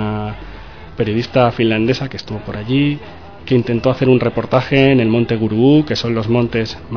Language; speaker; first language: Spanish; native; Spanish